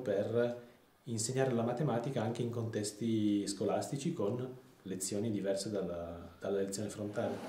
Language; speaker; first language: Italian; native; Italian